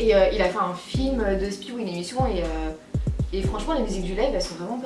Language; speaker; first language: French; native; French